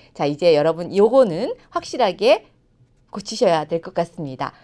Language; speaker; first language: Korean; native; Korean